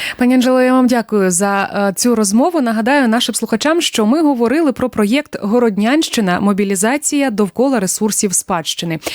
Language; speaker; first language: Ukrainian; native; Ukrainian